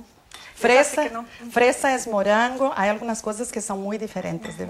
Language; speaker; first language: Spanish; non-native, learner; Portuguese